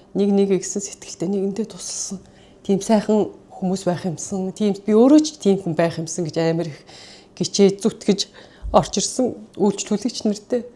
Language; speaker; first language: Mongolian; native; Mongolian